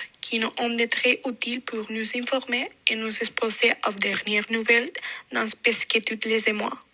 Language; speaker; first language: French; non-native, fluent; Spanish